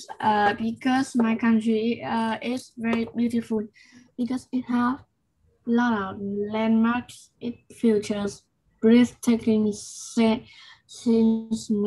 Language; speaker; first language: English; non-native, learner; Vietnamese